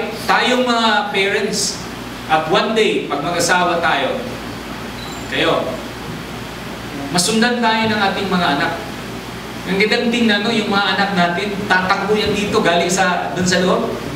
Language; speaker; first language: Filipino; non-native, local second language; Cebuano